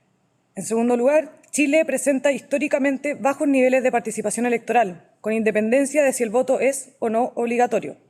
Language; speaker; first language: Spanish; native; Spanish